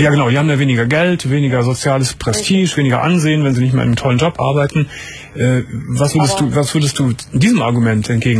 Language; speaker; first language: German; native; German